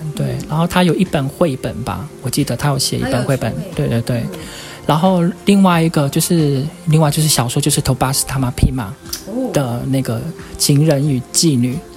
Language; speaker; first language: Chinese; native; Chinese